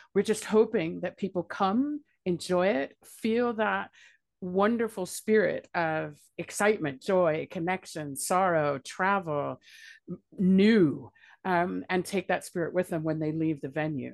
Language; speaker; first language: English; native; English